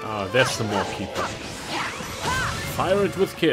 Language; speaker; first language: English; non-native, fluent; German